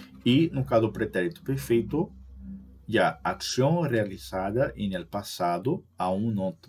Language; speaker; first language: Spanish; non-native, fluent; Portuguese